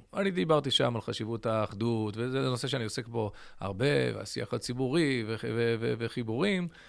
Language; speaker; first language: Hebrew; early bilingual, other home language; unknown